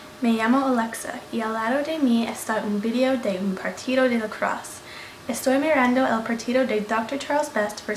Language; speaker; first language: Spanish; non-native, learner; English